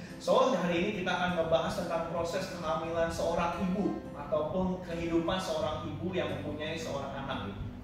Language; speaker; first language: Indonesian; native; Indonesian